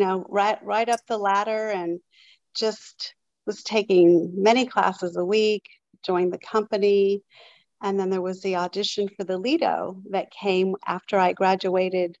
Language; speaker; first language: English; native; English